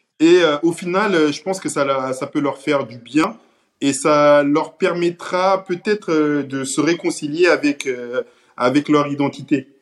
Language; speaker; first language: French; early bilingual, other home language; Kabuverdianu